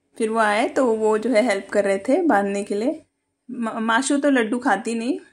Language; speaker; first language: Hindi; native; Hindi